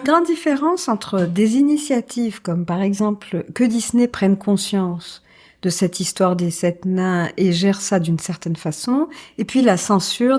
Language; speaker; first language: French; native; French